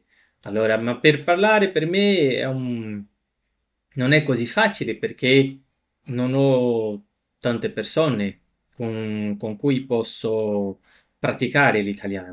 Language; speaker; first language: Italian; non-native, fluent; Portuguese